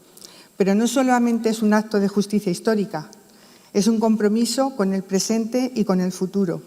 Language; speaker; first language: Spanish; native; Spanish